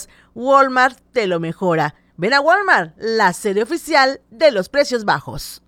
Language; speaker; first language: Spanish; native; Spanish